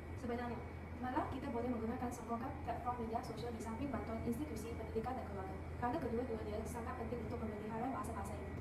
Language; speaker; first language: Malay; non-native, local second language; English